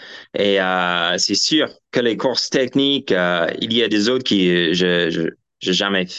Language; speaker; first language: French; non-native, fluent; English